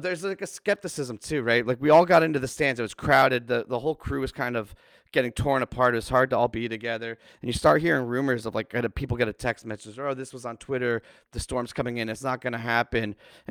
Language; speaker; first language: English; native; English